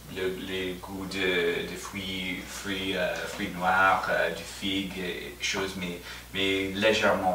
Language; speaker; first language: French; non-native, fluent; English